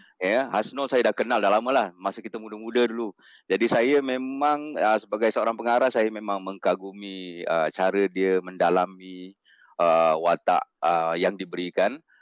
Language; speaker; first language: Malay; native; Malay